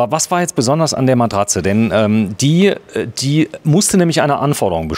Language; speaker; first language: German; native; German